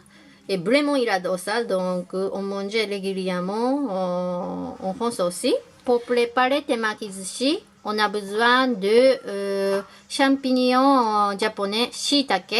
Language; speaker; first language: French; non-native, learner; Japanese